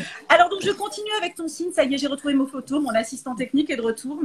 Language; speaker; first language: French; native; French